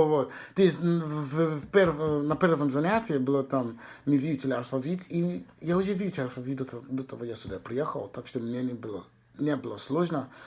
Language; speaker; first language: Russian; non-native, fluent; English